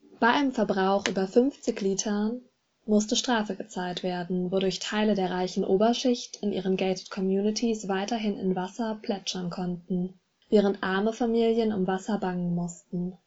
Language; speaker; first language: German; native; German